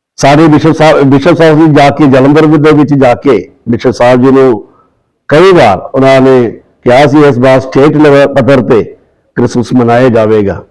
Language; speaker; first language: Punjabi; non-native, local second language; Malayalam